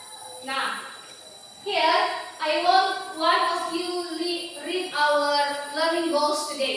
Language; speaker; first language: English; non-native, learner; Indonesian